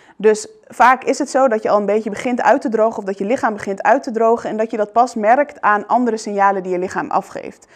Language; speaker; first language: Dutch; early bilingual, other home language; Arabic